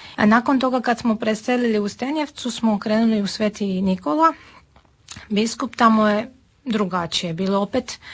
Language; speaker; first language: Serbian; non-native, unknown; Armenian